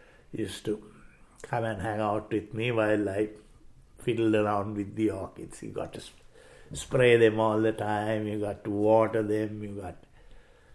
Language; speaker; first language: English; non-native, local second language; Sinhala